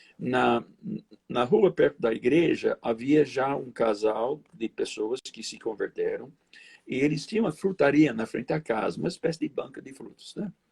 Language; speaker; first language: Portuguese; non-native, fluent; English